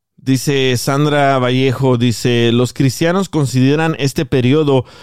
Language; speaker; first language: Spanish; native; Spanish